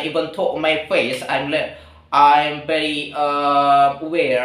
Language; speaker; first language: English; non-native, learner; Indonesian